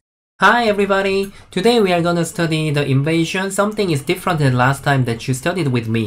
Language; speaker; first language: English; non-native, fluent; Korean